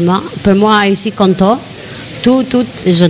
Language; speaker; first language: French; non-native, learner; Albanian